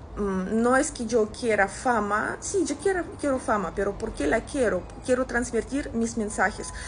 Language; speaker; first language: Spanish; non-native, fluent; Russian